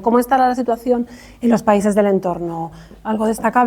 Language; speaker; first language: Spanish; native; Spanish